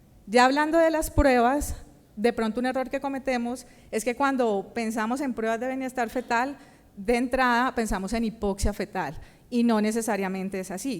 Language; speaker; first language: Spanish; native; Spanish